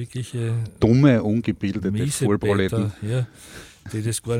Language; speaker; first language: German; native; German